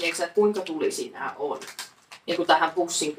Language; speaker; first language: Finnish; native; Finnish